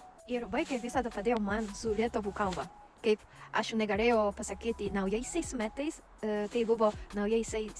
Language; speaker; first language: Lithuanian; non-native, learner; Japanese